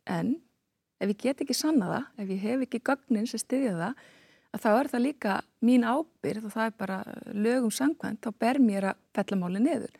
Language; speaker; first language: Icelandic; native; Icelandic